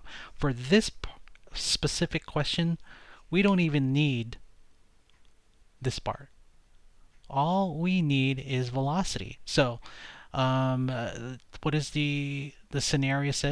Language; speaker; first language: English; native; English